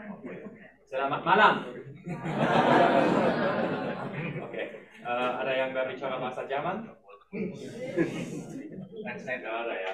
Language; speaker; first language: Indonesian; non-native, fluent; German